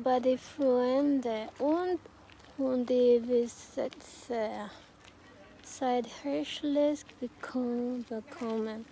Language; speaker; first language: German; non-native, learner; Cebuano